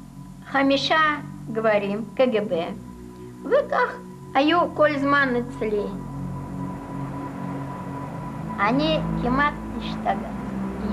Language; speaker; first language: Hebrew; non-native, fluent; Russian